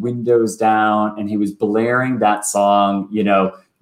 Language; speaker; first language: English; native; English